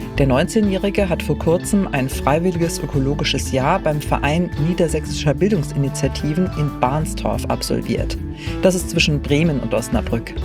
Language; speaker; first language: German; native; German